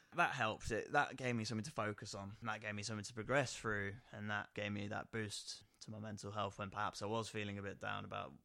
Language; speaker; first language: English; native; English